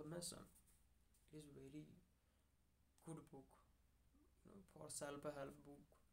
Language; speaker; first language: English; non-native, learner; Hindi